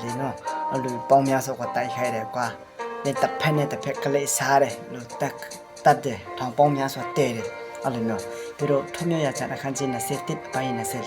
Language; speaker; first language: Burmese; non-native, local second language; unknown